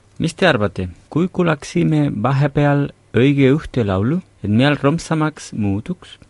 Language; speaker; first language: Estonian; non-native, fluent; Spanish